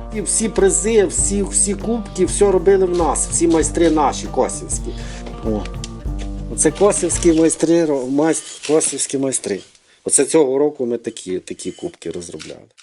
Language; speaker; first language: Ukrainian; native; Ukrainian